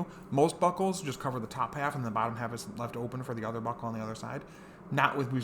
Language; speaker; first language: English; native; English